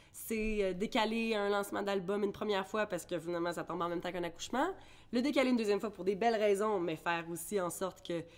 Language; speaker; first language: French; early bilingual, other home language; English